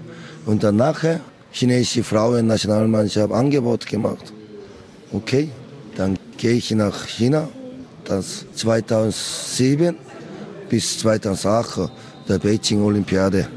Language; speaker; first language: German; non-native, learner; Korean